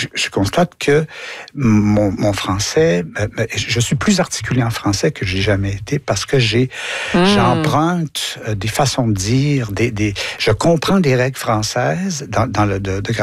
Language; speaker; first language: French; native; French